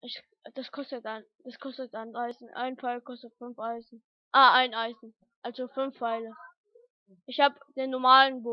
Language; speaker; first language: German; early bilingual, other home language; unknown